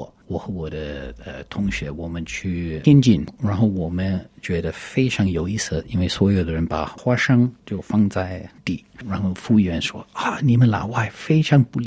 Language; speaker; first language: Chinese; non-native, fluent; English